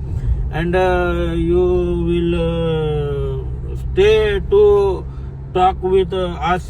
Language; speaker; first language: English; non-native, learner; Marathi